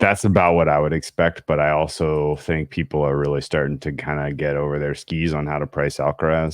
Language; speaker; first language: English; native; English